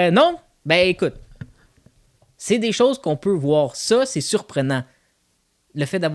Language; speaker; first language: French; native; French